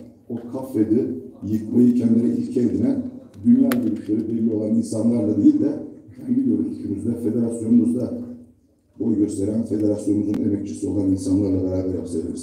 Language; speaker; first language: Turkish; native; Turkish